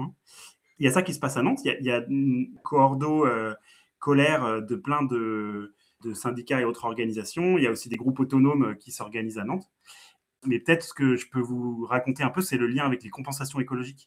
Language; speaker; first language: French; native; French